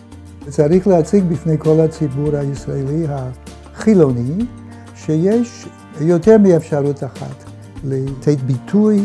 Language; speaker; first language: Hebrew; non-native, fluent; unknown